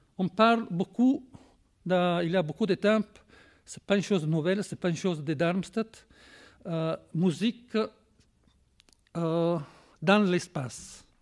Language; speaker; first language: French; non-native, fluent; Italian